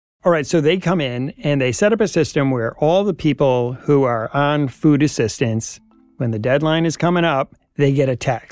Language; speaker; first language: English; native; English